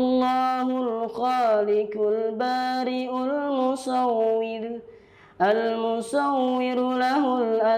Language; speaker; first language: Indonesian; non-native, local second language; Javanese